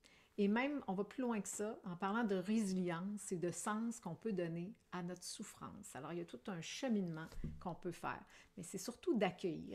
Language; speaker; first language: French; native; French